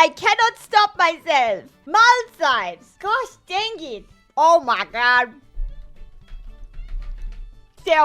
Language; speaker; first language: German; non-native, learner; English